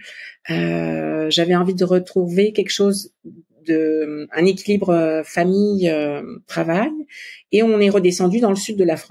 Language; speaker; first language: French; native; French